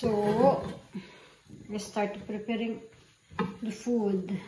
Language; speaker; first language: English; non-native, local second language; Filipino